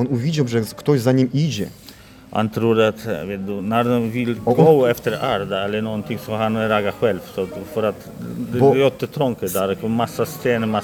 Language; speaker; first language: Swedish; non-native, learner; Polish